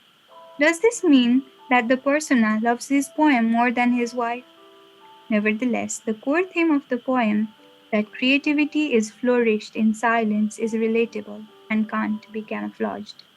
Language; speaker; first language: English; non-native, local second language; Nepali